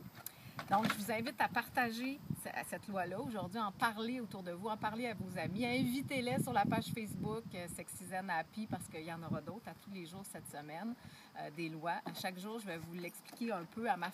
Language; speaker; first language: French; native; French